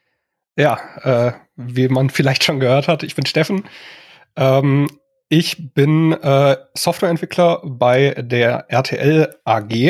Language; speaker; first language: German; native; German